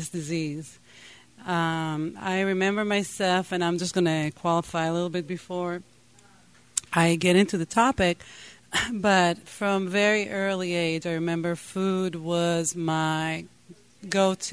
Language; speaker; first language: English; non-native, fluent; Hebrew